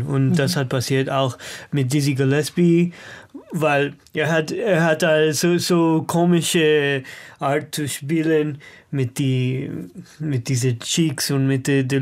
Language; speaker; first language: German; non-native, learner; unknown